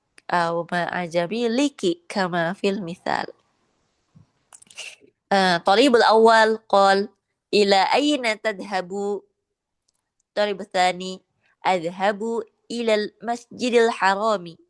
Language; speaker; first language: Arabic; non-native, learner; Indonesian